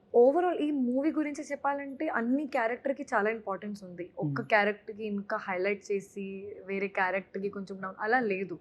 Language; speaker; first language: Telugu; non-native, fluent; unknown